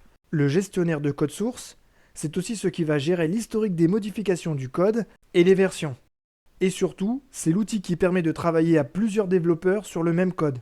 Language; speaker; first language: French; native; French